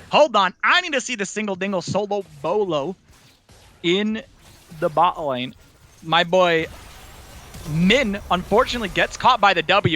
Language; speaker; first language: English; native; English